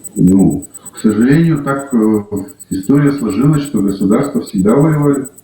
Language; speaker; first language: Russian; native; Russian